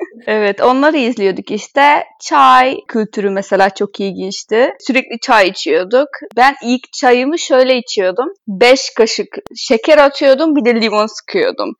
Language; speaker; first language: Turkish; non-native, fluent; Hungarian